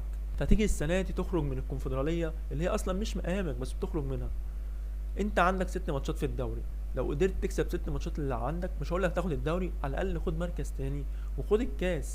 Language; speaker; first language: Arabic; native; Arabic